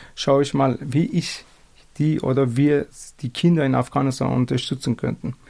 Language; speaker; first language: German; non-native, fluent; Persian